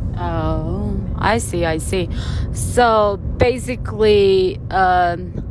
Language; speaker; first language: English; non-native, fluent; Chinese